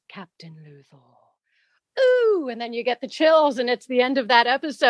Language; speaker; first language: English; native; English